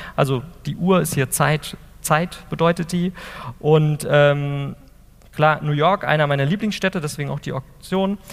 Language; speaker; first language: German; native; German